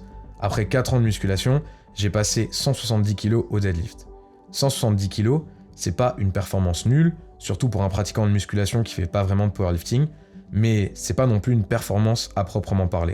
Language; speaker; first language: French; native; French